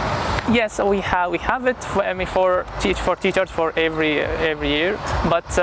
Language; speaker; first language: English; non-native, fluent; Arabic